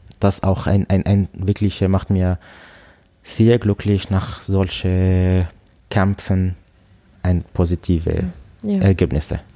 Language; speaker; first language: German; non-native, learner; Arabic